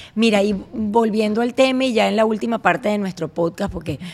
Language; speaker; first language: Spanish; native; Spanish